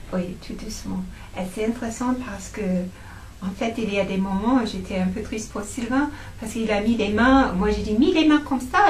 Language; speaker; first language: French; non-native, fluent; English